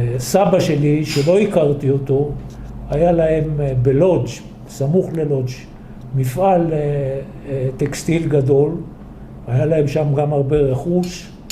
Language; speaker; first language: Hebrew; early bilingual, other home language; Polish